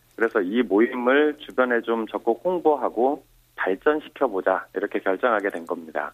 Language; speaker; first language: Korean; native; Korean